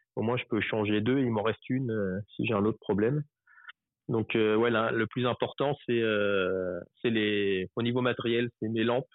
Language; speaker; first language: French; native; French